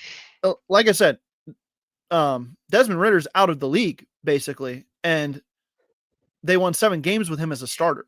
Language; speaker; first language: English; native; English